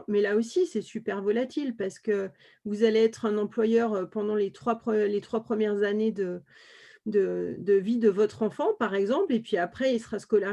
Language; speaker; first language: French; native; French